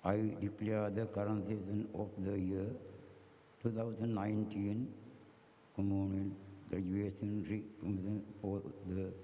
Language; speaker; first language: English; non-native, local second language; Sinhala